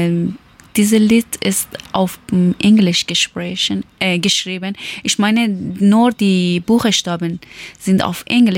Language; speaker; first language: German; non-native, learner; Persian